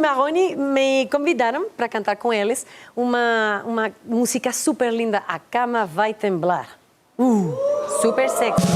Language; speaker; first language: Portuguese; non-native, fluent; Spanish